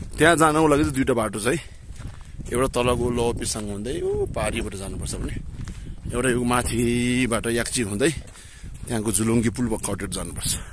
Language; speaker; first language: Nepali; non-native, local second language; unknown